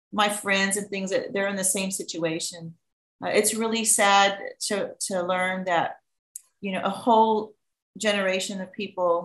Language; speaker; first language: English; native; English